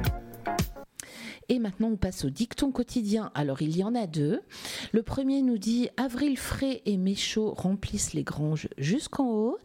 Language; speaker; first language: French; native; French